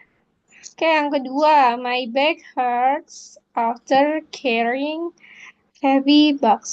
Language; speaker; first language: English; non-native, fluent; Indonesian